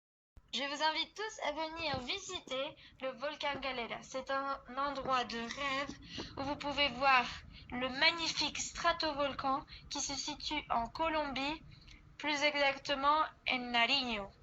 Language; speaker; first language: French; non-native, fluent; Spanish